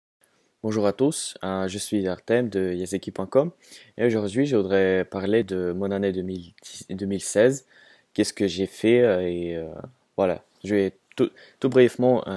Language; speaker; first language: French; non-native, fluent; Russian